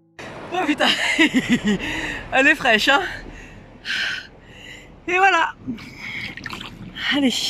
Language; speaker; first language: French; native; French